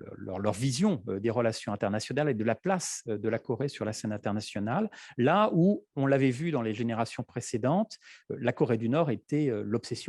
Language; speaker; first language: French; native; French